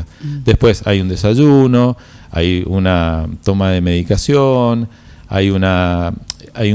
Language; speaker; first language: Spanish; native; Spanish